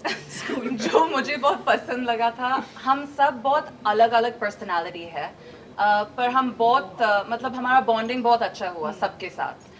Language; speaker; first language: Hindi; non-native, local second language; English